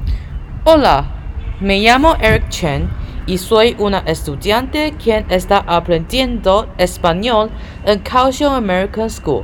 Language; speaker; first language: Spanish; non-native, learner; Chinese